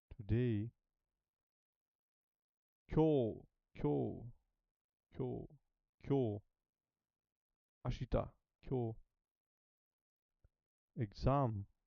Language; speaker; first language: Japanese; non-native, learner; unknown